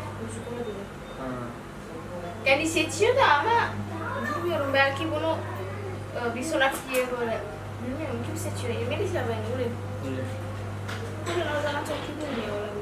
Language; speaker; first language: Turkish; non-native, learner; Indonesian